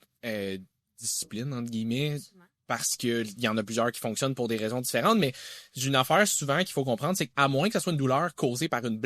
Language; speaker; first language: French; native; French